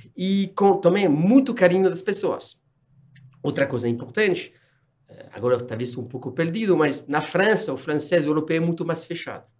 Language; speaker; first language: Portuguese; non-native, fluent; French